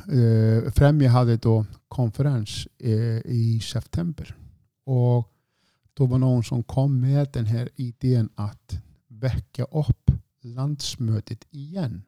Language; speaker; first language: Swedish; non-native, fluent; Icelandic